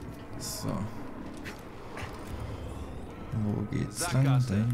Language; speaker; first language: German; native; German